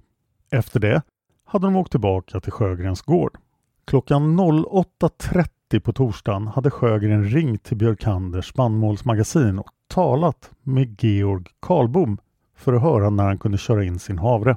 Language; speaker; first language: Swedish; native; Swedish